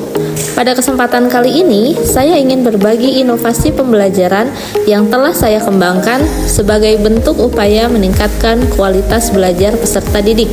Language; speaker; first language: Indonesian; native; Indonesian